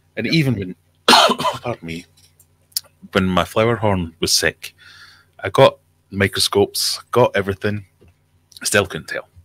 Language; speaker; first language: English; native; English